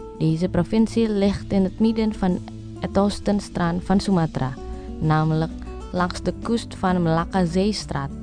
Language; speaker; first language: Dutch; non-native, learner; Indonesian